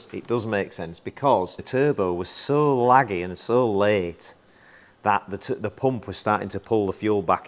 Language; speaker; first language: English; native; English